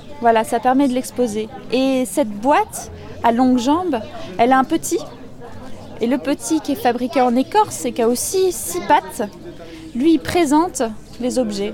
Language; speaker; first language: French; native; French